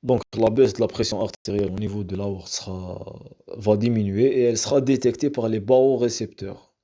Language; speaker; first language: French; non-native, local second language; Arabic